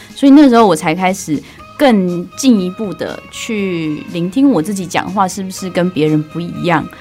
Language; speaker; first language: Chinese; early bilingual, other home language; Burmese